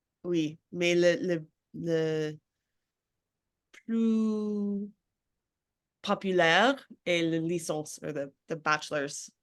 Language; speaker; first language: French; non-native, learner; English